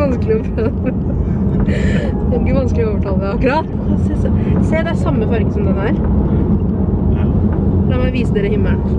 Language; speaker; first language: Norwegian; early bilingual, other home language; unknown